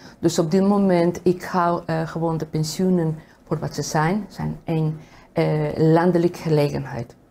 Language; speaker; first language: Dutch; non-native, fluent; Spanish